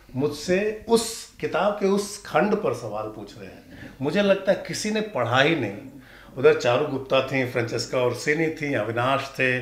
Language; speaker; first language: Hindi; non-native, local second language; Magahi